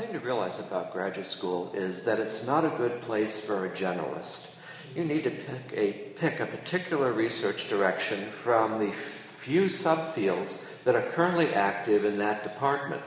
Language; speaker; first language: English; native; English